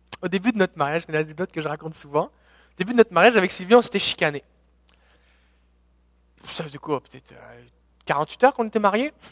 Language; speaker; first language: French; native; French